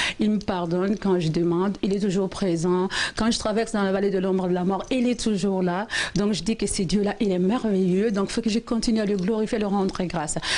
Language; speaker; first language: French; non-native, local second language; Lingala